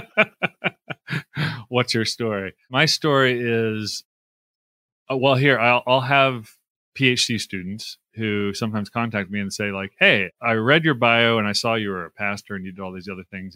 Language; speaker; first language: English; native; English